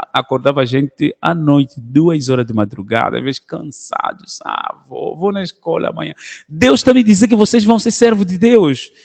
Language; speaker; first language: Portuguese; non-native, local second language; Kongo